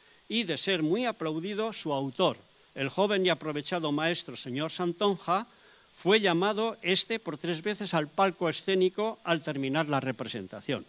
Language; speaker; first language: Spanish; native; Spanish